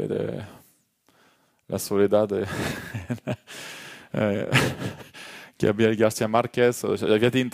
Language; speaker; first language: Swedish; non-native, fluent; French